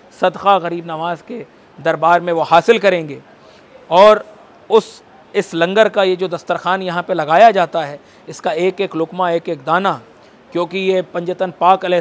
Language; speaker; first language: Hindi; native; Hindi